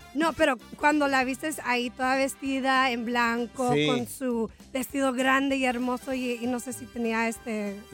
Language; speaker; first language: Spanish; early bilingual, heritage; Spanish